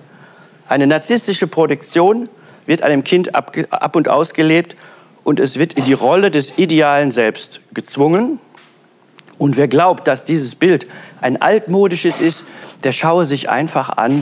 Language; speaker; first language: German; native; German